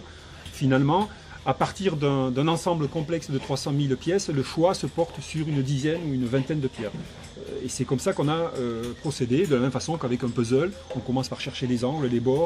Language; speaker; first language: French; native; French